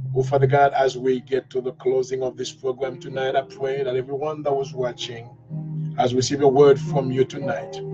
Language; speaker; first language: English; non-native, fluent; Haitian Creole